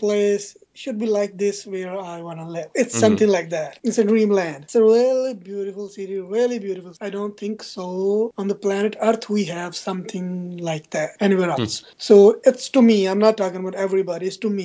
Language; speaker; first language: English; non-native, local second language; Punjabi